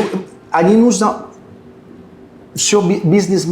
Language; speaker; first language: Russian; non-native, learner; Spanish